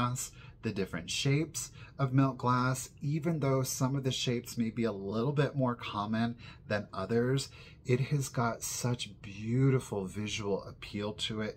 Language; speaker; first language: English; native; English